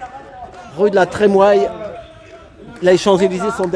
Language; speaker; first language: French; native; French